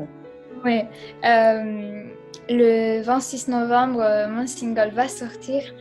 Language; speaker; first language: French; non-native, fluent; Italian